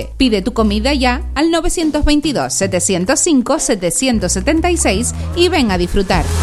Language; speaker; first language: Spanish; native; Spanish